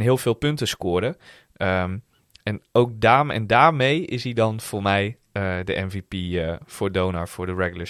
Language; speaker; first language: Dutch; native; Dutch